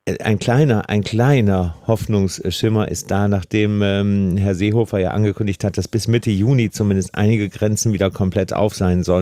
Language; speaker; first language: German; native; German